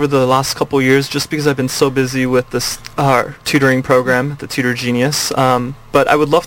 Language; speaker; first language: English; native; English